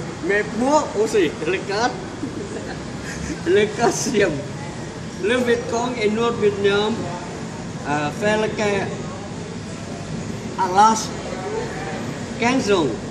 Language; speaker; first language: French; non-native, learner; Vietnamese